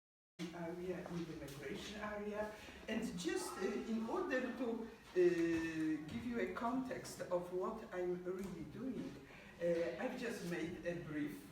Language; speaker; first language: English; non-native, fluent; Polish